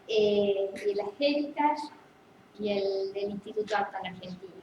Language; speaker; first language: Spanish; native; Spanish